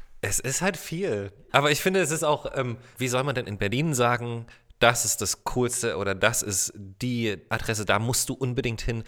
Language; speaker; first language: German; native; German